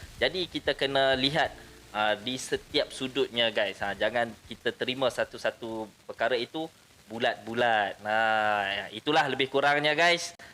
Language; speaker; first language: Malay; native; Malay